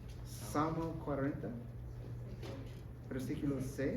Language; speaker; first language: Spanish; non-native, learner; English